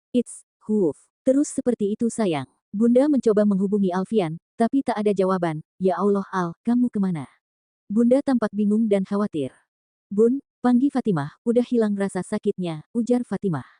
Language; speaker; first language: Indonesian; native; Indonesian